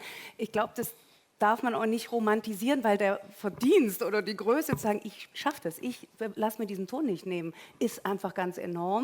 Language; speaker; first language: German; native; German